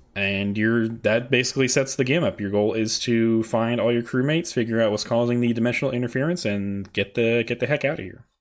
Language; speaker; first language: English; native; English